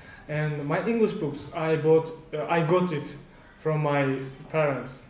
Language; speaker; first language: English; non-native, learner; Kazakh